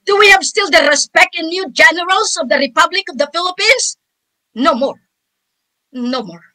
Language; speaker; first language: English; non-native, local second language; Filipino